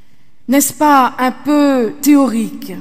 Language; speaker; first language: French; native; French